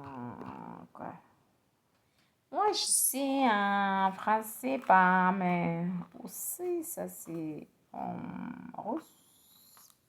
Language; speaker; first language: French; non-native, learner; Spanish